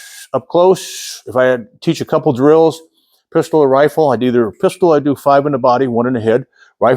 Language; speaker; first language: English; native; English